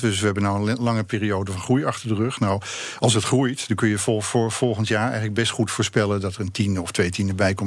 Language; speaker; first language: Dutch; native; Dutch